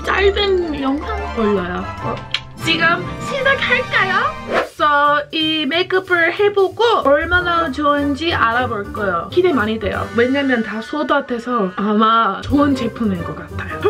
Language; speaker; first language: Korean; non-native, learner; English